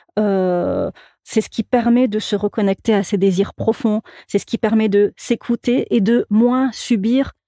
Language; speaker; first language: French; native; French